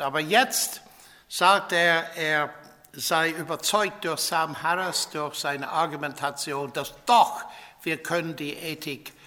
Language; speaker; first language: German; non-native, fluent; English